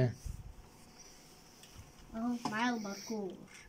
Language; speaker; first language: Arabic; native; Arabic